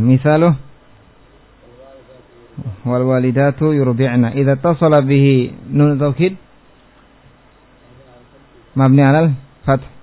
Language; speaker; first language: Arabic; non-native, fluent; Indonesian